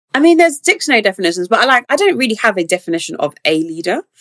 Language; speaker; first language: English; native; English